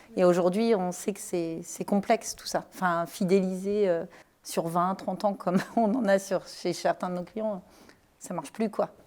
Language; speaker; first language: French; native; French